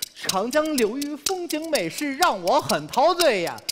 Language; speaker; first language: Chinese; non-native, fluent; Ukrainian